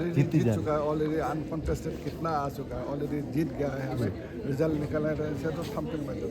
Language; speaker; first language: Hindi; non-native, local second language; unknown